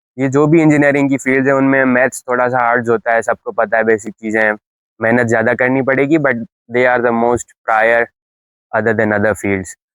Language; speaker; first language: Urdu; native; Urdu